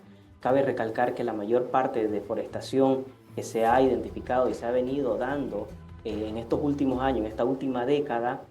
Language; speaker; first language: Spanish; native; Spanish